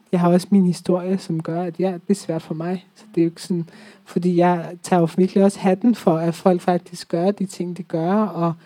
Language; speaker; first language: Danish; early bilingual, other home language; Persian